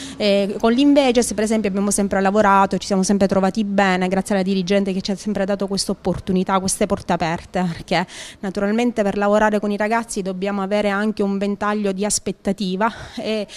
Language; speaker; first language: Italian; native; Italian